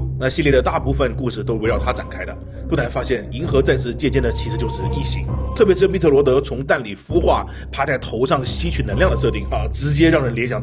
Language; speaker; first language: Chinese; native; Chinese